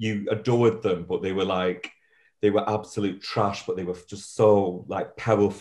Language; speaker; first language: English; native; English